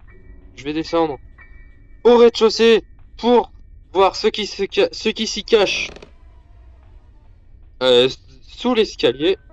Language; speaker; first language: French; native; French